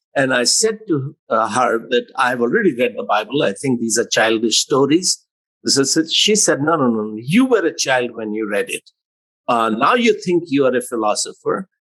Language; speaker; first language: English; non-native, local second language; Hindi